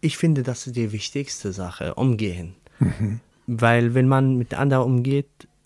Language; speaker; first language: German; non-native, learner; Arabic